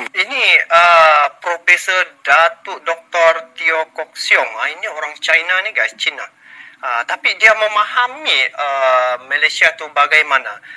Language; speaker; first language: Malay; native; Malay